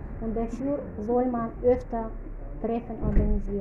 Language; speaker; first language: German; non-native, fluent; Russian